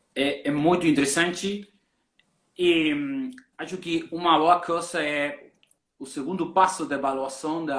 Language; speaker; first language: Portuguese; non-native, learner; Spanish